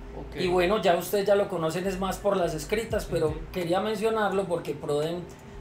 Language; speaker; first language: Spanish; native; Spanish